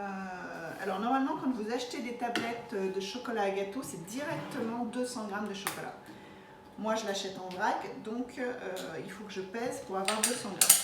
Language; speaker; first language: French; native; French